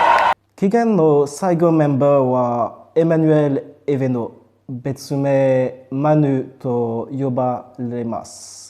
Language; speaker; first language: Japanese; non-native, learner; French